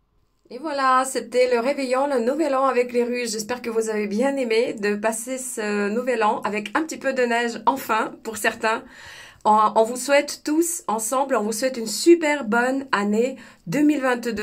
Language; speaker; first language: French; non-native, fluent; Russian